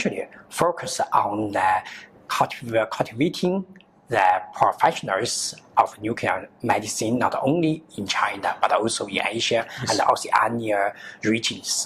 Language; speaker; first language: English; non-native, learner; Chinese